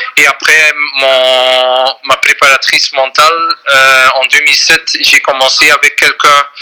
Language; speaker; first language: French; non-native, fluent; Dutch